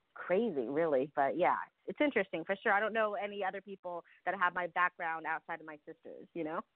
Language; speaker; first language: English; early bilingual, other home language; Russian